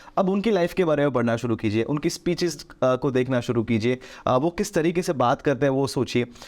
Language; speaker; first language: Hindi; non-native, local second language; Gujarati